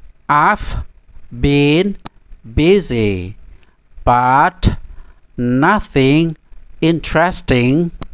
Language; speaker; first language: English; non-native, fluent; Indonesian